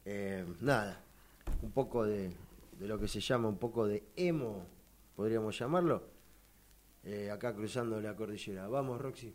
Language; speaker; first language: Spanish; native; Spanish